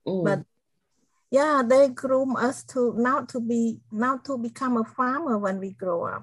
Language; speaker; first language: English; non-native, fluent; Khmer